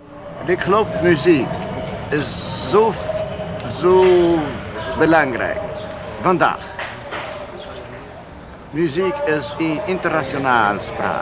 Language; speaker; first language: Dutch; non-native, fluent; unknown